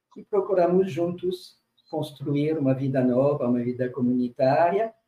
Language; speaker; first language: Portuguese; non-native, fluent; French